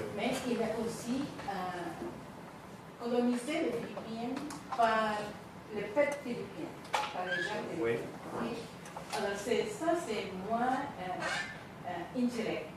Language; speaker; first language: French; non-native, fluent; Filipino